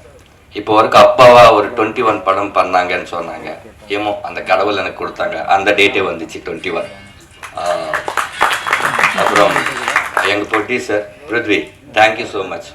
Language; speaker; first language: Tamil; non-native, learner; Telugu